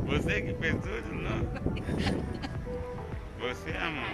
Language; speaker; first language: Portuguese; non-native, learner; Haitian Creole